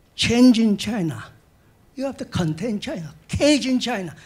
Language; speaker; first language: English; non-native, fluent; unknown